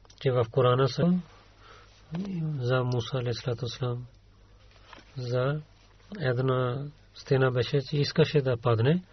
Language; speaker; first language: Bulgarian; non-native, learner; Urdu